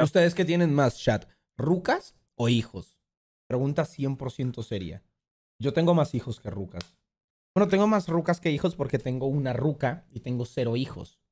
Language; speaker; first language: Spanish; native; Spanish